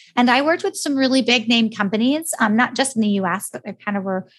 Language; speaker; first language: English; native; English